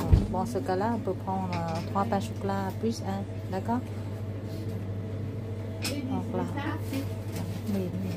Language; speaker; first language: French; non-native, learner; Vietnamese